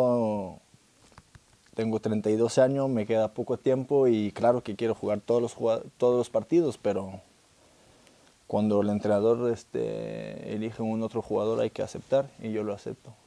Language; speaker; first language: Spanish; non-native, fluent; French